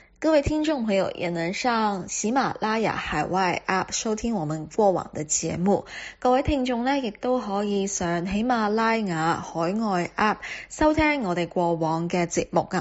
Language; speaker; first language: Chinese; non-native, local second language; Cantonese